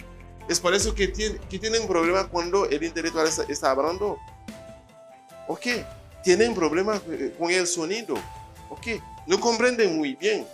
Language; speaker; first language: Spanish; non-native, fluent; Haitian Creole